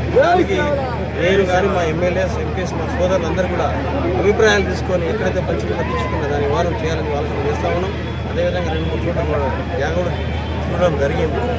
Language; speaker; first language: Telugu; non-native, local second language; Lambadi